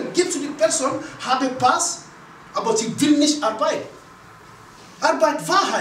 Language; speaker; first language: German; non-native, learner; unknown